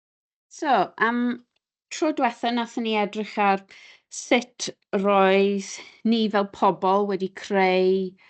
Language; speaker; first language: Welsh; non-native, local second language; English